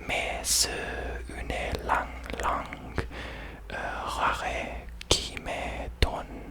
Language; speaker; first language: French; non-native, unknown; Serbian